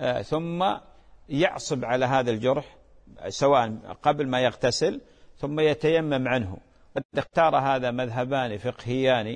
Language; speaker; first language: Arabic; native; Arabic